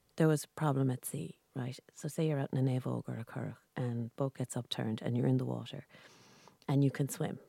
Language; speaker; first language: English; non-native, local second language; Irish